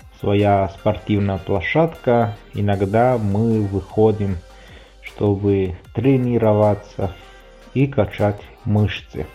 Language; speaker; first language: Russian; non-native, fluent; Italian